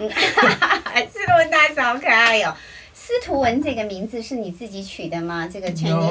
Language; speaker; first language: Chinese; native; Chinese